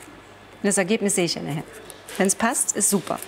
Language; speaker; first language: German; native; German